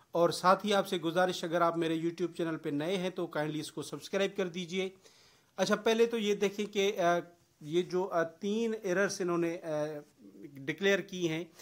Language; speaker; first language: Urdu; non-native, local second language; Sindhi